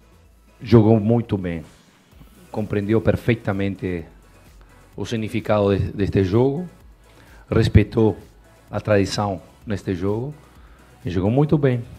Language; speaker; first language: Portuguese; non-native, fluent; Spanish